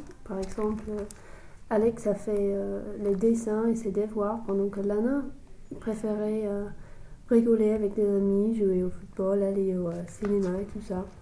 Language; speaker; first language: French; non-native, learner; English